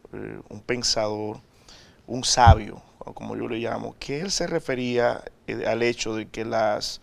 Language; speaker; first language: Spanish; native; Spanish